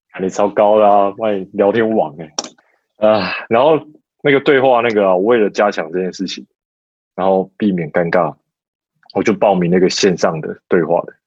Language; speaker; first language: Chinese; native; Chinese